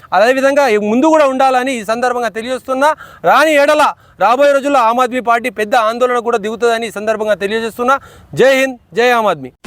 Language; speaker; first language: Telugu; non-native, local second language; Urdu